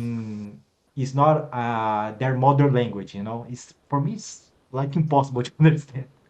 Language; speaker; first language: English; non-native, fluent; Portuguese